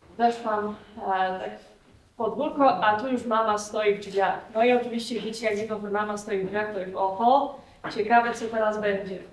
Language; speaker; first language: Polish; early bilingual, heritage; Polish